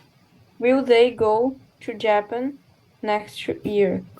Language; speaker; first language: English; non-native, learner; Portuguese